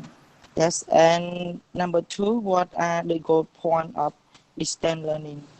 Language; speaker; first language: English; non-native, learner; Khmer